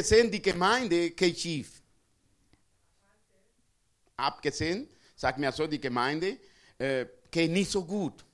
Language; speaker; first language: German; non-native, learner; Spanish